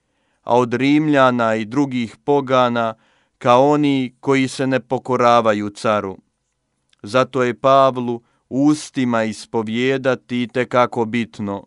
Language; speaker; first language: Croatian; native; Croatian